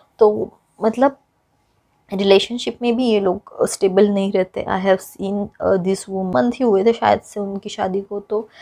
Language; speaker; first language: Hindi; non-native, local second language; Marathi